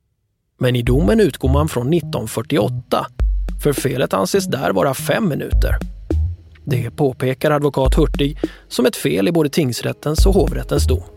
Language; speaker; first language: Swedish; native; Swedish